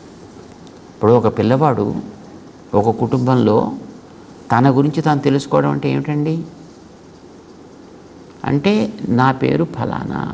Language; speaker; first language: Telugu; native; Telugu